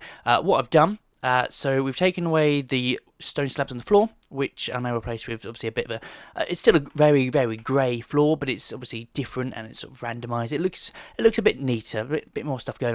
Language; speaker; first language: English; native; English